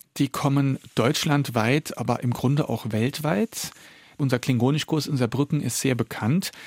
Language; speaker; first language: German; early bilingual, other home language; Dutch